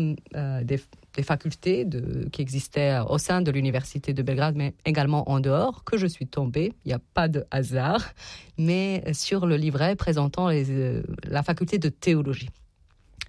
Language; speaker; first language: French; non-native, fluent; Serbian